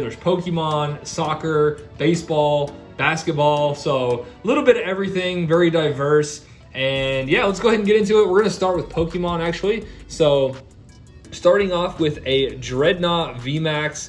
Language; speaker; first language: English; native; English